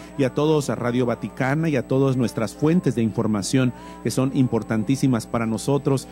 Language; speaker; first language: Spanish; native; Spanish